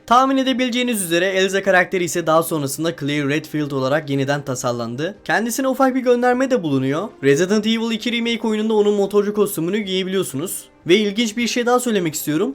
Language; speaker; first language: Turkish; native; Turkish